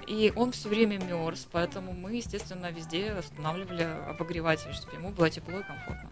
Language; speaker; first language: Russian; native; Russian